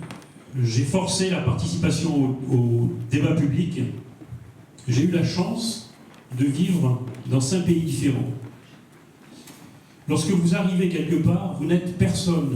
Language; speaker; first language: French; native; French